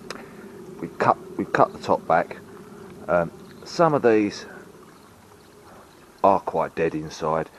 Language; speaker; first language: English; native; English